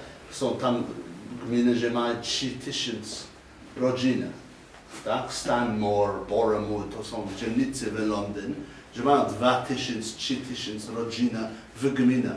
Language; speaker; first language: Polish; non-native, learner; English